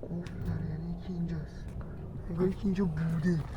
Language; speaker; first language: Persian; native; Persian